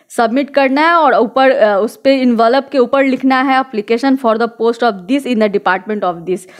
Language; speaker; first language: Hindi; native; Hindi